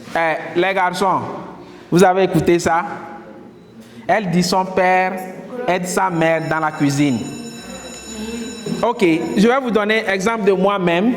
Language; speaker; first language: French; non-native, local second language; Kinyarwanda